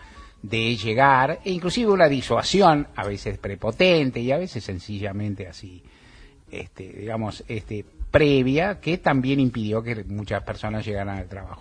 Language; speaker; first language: Spanish; native; Spanish